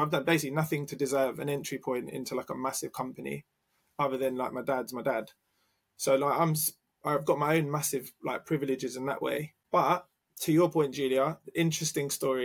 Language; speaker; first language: English; native; English